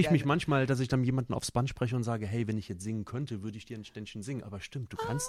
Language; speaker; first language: German; native; German